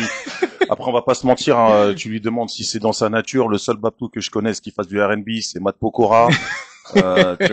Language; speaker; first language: French; native; French